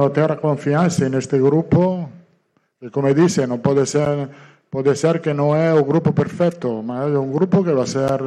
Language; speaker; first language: Portuguese; non-native, learner; Italian